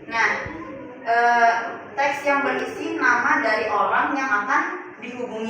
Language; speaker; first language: Indonesian; native; Indonesian